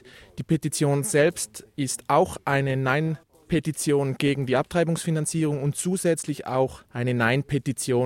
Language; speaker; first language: German; native; German